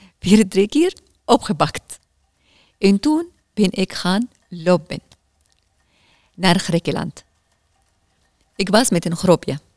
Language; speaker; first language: Dutch; non-native, learner; Arabic